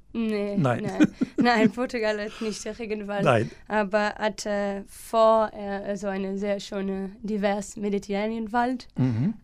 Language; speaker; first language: German; non-native, fluent; Portuguese